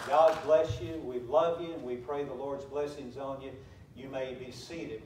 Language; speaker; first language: English; native; English